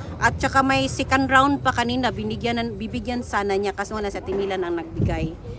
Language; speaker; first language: Filipino; non-native, local second language; Cebuano